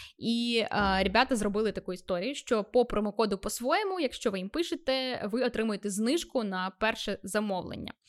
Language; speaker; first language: Ukrainian; native; Ukrainian